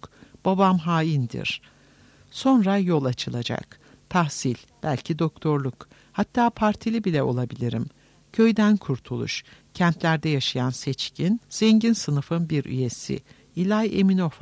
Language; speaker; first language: Turkish; native; Turkish